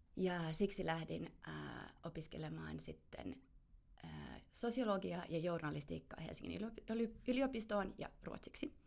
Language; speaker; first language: Finnish; non-native, fluent; German